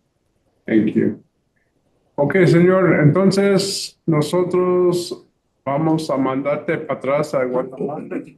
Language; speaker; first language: Spanish; early bilingual, heritage; English